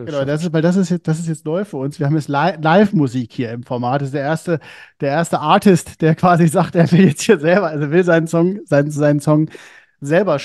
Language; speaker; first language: German; native; German